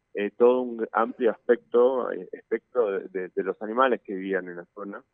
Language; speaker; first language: Spanish; native; Spanish